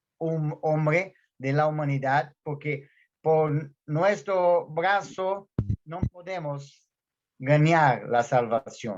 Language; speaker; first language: Spanish; non-native, fluent; Portuguese